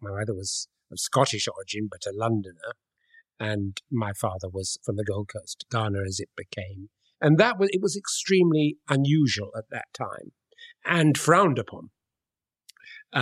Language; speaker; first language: English; native; English